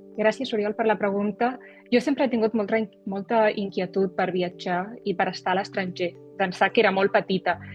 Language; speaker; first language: Catalan; native; Catalan